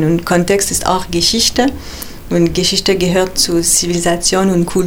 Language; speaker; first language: German; non-native, fluent; French